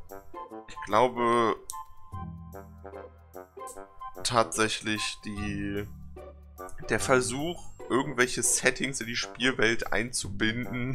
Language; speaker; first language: German; native; German